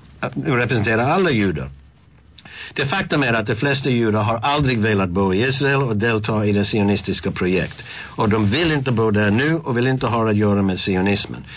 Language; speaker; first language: Swedish; non-native, fluent; English